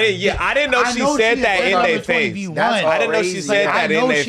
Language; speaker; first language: English; native; English